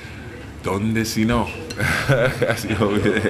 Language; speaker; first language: Spanish; non-native, learner; English